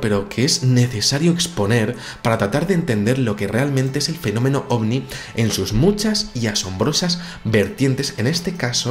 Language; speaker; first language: Spanish; native; Spanish